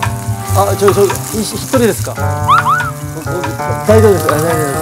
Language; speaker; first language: Korean; native; Korean